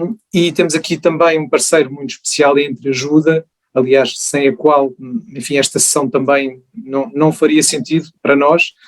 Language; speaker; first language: Portuguese; native; Portuguese